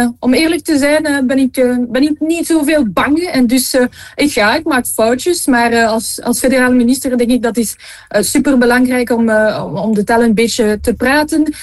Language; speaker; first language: Dutch; non-native, local second language; French